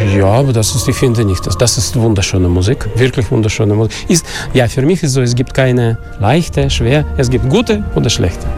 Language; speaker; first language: German; non-native, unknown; Russian